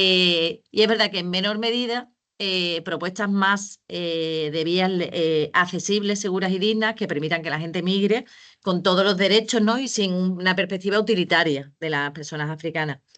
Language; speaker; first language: Spanish; native; Spanish